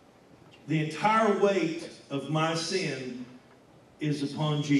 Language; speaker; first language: English; native; English